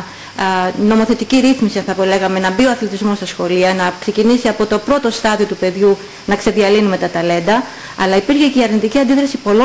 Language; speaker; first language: Greek; native; Greek